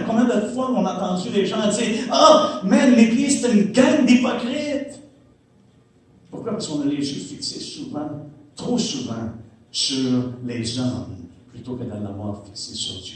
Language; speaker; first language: French; native; French